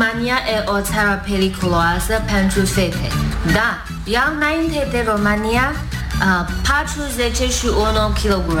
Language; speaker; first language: Romanian; non-native, learner; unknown